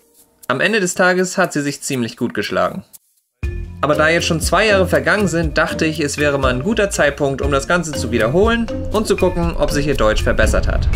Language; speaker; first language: German; native; German